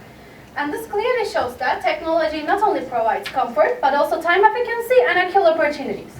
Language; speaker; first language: English; non-native, fluent; Turkish